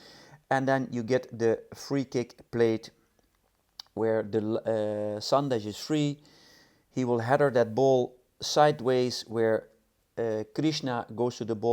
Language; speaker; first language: English; non-native, fluent; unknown